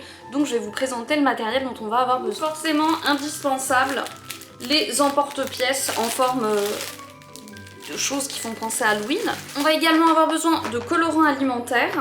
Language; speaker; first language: French; native; French